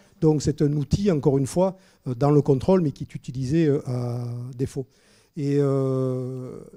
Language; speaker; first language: French; native; French